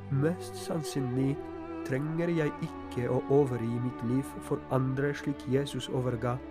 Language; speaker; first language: Norwegian; non-native, fluent; Polish